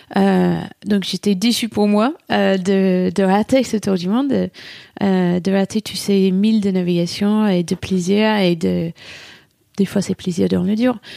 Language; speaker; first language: French; non-native, fluent; English